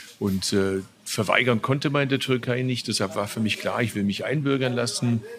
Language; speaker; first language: German; early bilingual, other home language; Turkish